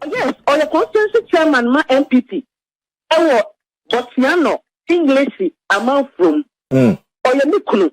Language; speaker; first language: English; non-native, local second language; Akan